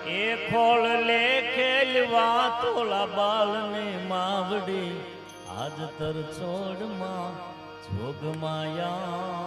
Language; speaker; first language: Gujarati; native; Gujarati